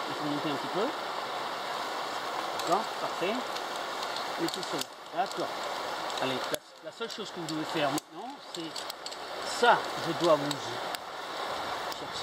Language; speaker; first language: French; non-native, learner; Spanish